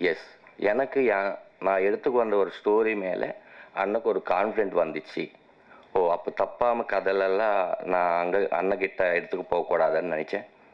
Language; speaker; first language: Tamil; non-native, learner; Telugu